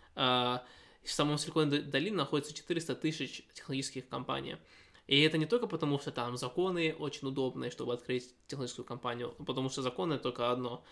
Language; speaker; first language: Russian; early bilingual, heritage; Russian